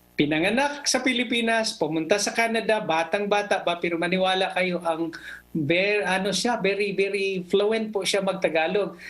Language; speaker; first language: Filipino; non-native, local second language; Cebuano